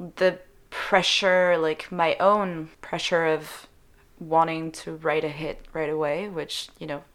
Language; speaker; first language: English; non-native, fluent; French